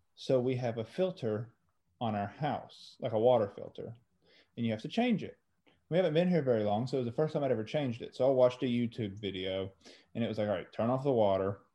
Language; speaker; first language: English; early bilingual, other home language; French